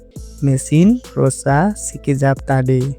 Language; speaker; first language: Indonesian; non-native, learner; Nepali